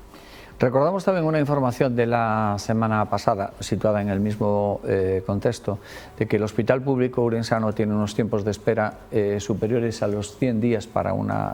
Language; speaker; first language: Spanish; native; Spanish